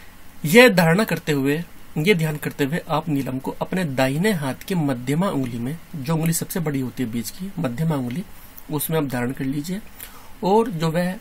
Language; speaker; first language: Hindi; native; Hindi